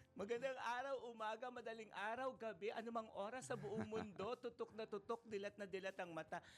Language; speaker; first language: Filipino; native; Filipino